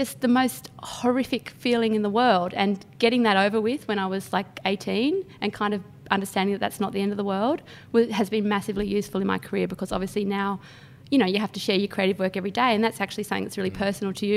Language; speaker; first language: English; native; English